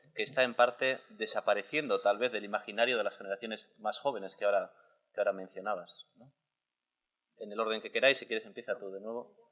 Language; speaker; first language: Spanish; native; Spanish